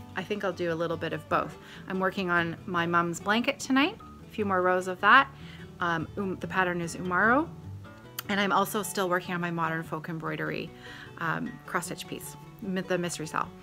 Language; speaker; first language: English; native; English